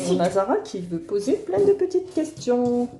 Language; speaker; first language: French; native; French